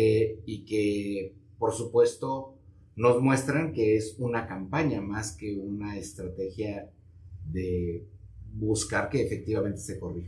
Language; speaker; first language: Spanish; native; Spanish